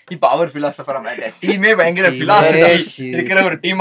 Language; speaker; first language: Tamil; native; Tamil